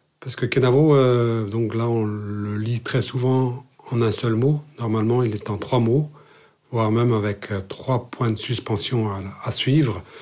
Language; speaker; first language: French; non-native, local second language; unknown